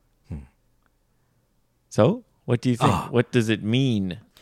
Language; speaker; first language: English; native; English